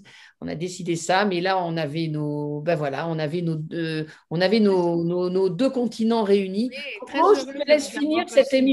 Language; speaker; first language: French; native; French